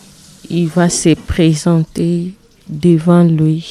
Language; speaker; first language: French; non-native, learner; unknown